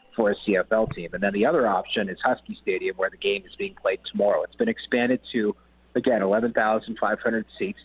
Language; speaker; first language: English; native; English